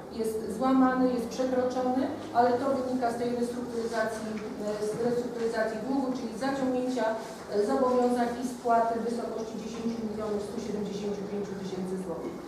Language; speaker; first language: Polish; native; Polish